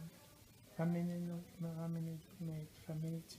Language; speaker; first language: Danish; non-native, local second language; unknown